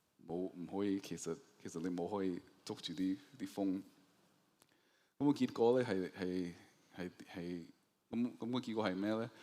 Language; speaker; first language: Cantonese; early bilingual, heritage; Cantonese